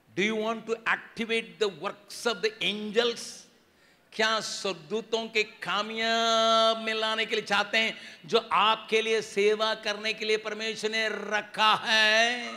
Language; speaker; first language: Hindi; non-native, local second language; Tamil